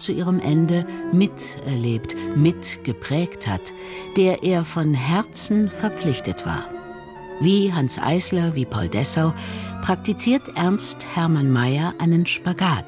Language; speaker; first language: German; native; German